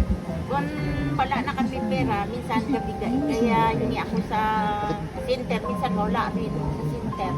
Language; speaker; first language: Filipino; non-native, local second language; Cebuano